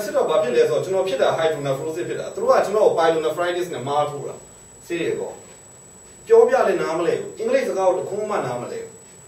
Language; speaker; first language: Burmese; non-native, local second language; Hakha Chin